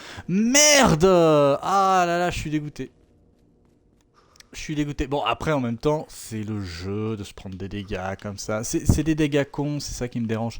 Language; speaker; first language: French; native; French